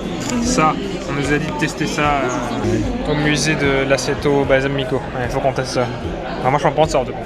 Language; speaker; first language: French; native; French